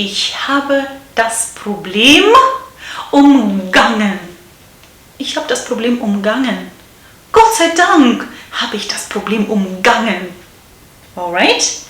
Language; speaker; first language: German; non-native, fluent; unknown